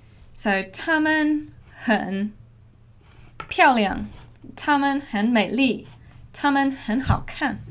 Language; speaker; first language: Chinese; non-native, fluent; English